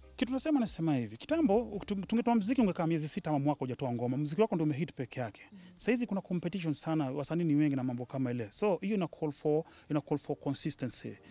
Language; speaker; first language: Swahili; native; Swahili